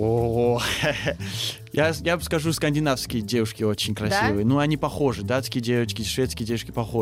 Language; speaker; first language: Russian; early bilingual, heritage; Russian